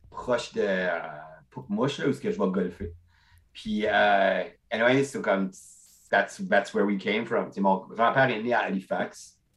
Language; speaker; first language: French; non-native, local second language; English